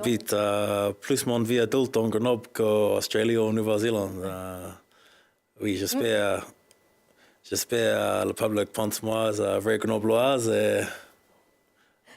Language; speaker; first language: French; non-native, learner; English